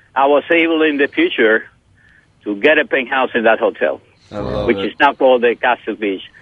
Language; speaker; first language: English; non-native, fluent; Spanish